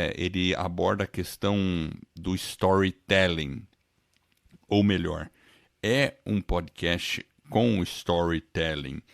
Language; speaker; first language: Portuguese; non-native, fluent; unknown